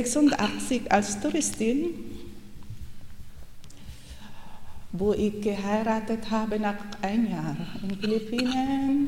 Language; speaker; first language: German; non-native, learner; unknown